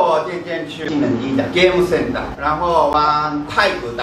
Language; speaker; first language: Chinese; non-native, fluent; Japanese